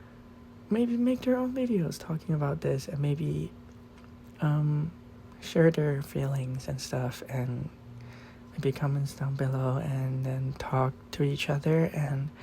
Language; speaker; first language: English; non-native, fluent; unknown